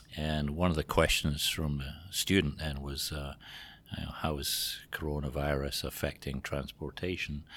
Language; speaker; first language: English; native; English